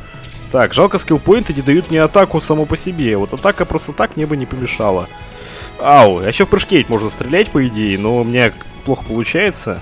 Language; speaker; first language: Russian; native; Russian